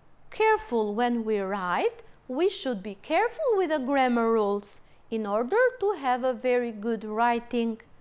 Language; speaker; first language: English; non-native, fluent; Albanian